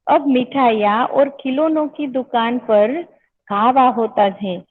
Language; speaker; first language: Hindi; non-native, local second language; Gujarati